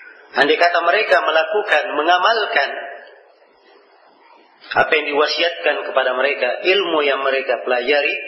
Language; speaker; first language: Indonesian; native; Indonesian